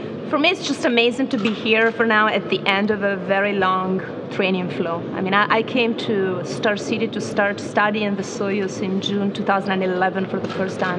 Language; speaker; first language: English; non-native, fluent; Italian